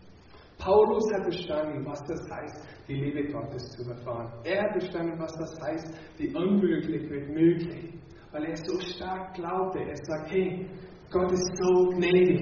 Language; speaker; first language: German; non-native, fluent; English